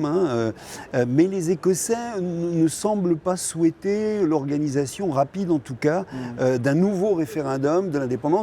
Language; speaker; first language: French; native; French